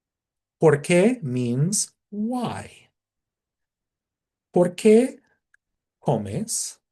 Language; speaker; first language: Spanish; non-native, fluent; English